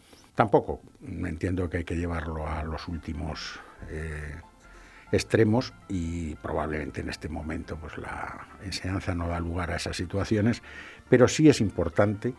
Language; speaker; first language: Spanish; native; Spanish